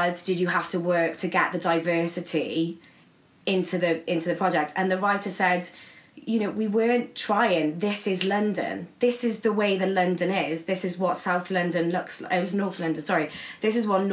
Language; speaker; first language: English; native; English